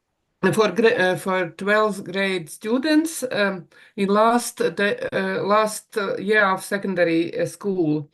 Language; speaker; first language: English; non-native, learner; Latvian